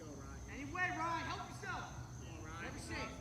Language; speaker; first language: English; native; English